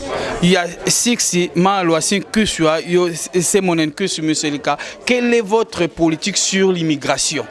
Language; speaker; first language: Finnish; non-native, fluent; Lingala